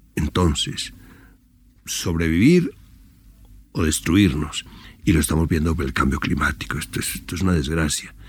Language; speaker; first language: Spanish; native; Spanish